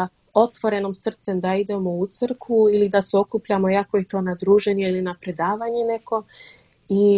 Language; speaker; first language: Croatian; early bilingual, heritage; Dutch